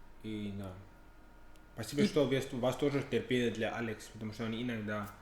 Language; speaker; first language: Russian; non-native, fluent; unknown